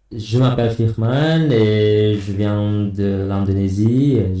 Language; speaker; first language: French; non-native, fluent; Javanese